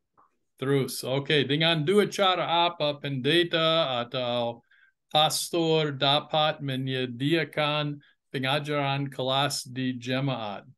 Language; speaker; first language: Indonesian; non-native, fluent; English